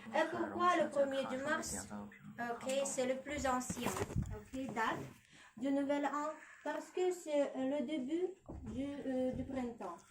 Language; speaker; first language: French; non-native, learner; Russian